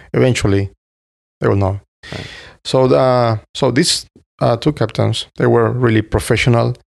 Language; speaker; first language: English; non-native, fluent; Spanish